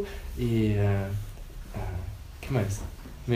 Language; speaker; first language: Portuguese; non-native, fluent; German